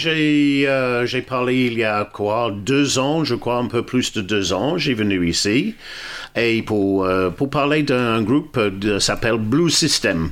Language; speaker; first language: French; non-native, fluent; English